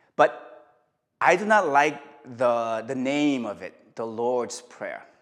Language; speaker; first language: English; early bilingual, other home language; Korean